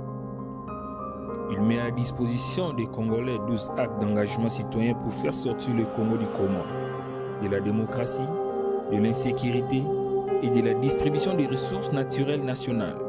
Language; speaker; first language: French; non-native, local second language; Lingala